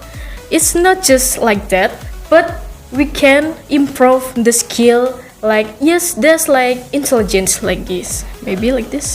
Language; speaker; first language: English; non-native, learner; Indonesian